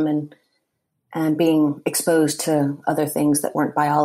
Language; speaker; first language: English; native; English